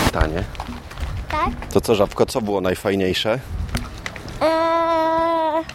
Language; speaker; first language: Polish; native; Polish